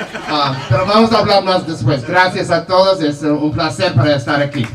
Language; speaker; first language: Spanish; non-native, learner; English